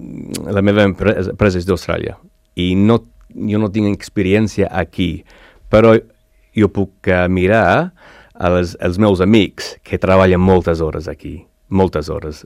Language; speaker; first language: Catalan; non-native, learner; English